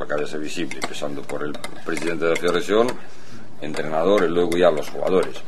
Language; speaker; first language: Spanish; non-native, fluent; Russian